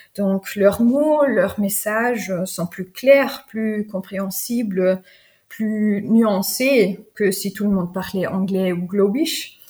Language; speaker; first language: French; non-native, fluent; German